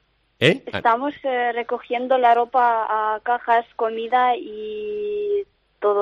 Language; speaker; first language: Spanish; non-native, fluent; Ukrainian